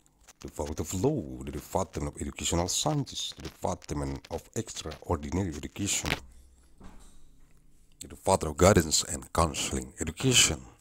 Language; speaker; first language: English; non-native, learner; Indonesian